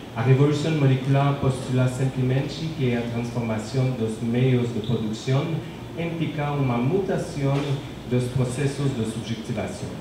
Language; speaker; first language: Portuguese; non-native, learner; French